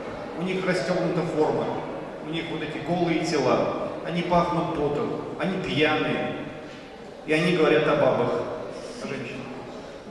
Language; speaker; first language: Russian; native; Russian